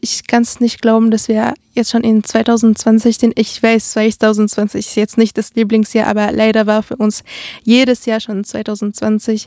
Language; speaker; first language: German; early bilingual, other home language; Arabic